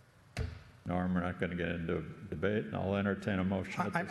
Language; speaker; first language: English; native; English